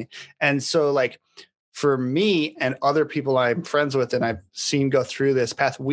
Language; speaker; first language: English; native; English